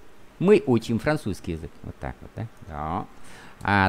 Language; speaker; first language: Russian; non-native, fluent; Vietnamese